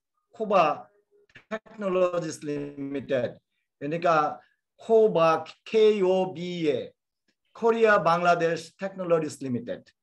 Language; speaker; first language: Korean; non-native, fluent; Bangla